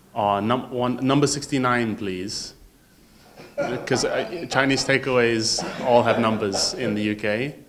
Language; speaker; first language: English; native; English